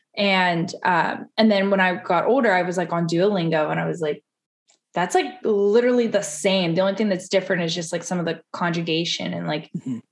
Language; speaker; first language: English; early bilingual, other home language; Italian